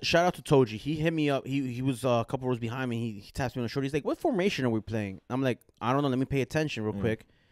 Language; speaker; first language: English; early bilingual, other home language; Spanish